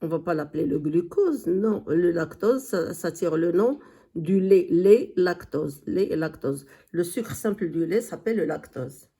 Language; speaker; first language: French; non-native, local second language; Arabic